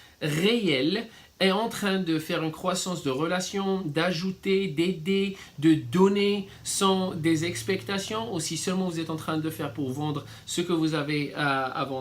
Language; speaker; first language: French; non-native, fluent; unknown